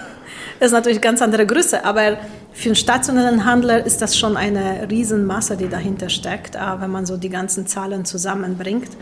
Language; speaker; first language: German; non-native, fluent; Polish